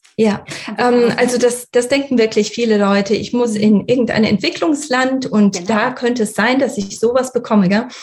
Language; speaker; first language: German; early bilingual, other home language; Russian